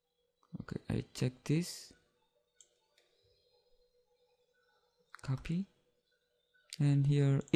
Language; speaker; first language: English; non-native, learner; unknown